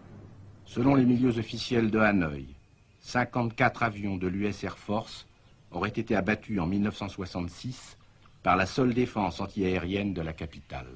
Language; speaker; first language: French; native; French